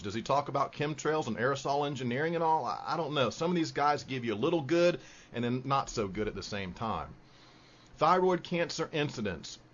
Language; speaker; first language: English; native; English